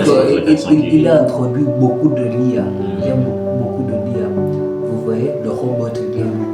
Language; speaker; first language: French; non-native, learner; Kalenjin